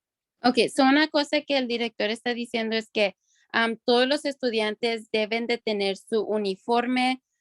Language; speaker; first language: Spanish; early bilingual, other home language; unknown